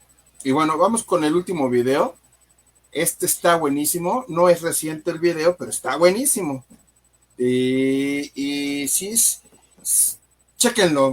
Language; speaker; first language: Spanish; native; Spanish